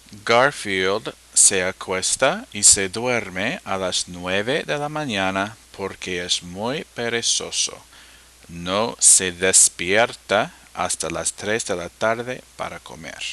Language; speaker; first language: Spanish; non-native, fluent; English